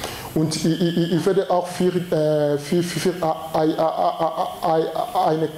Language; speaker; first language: German; non-native, learner; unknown